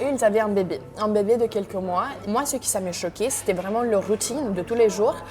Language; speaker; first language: French; non-native, fluent; Romanian